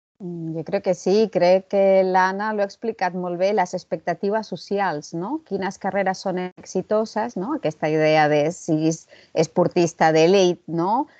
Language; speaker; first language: Catalan; non-native, local second language; Spanish